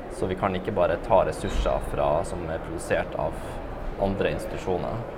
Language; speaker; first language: Norwegian; native; Norwegian